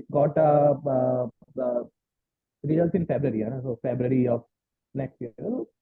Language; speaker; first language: English; non-native, local second language; Hindi